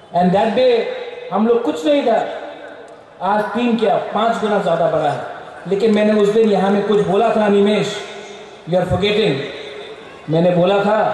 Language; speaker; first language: Hindi; non-native, local second language; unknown